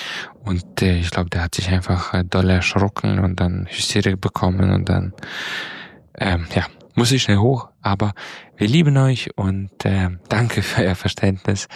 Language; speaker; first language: German; non-native, fluent; Romanian